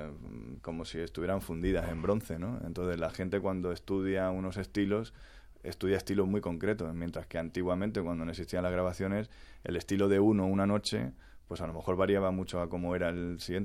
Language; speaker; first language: Spanish; native; Spanish